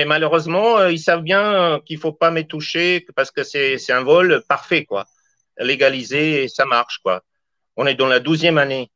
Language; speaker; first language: French; native; French